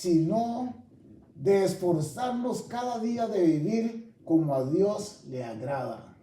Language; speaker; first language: Spanish; native; Spanish